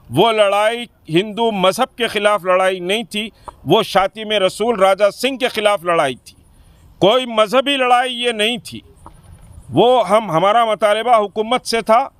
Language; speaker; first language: Hindi; non-native, local second language; Urdu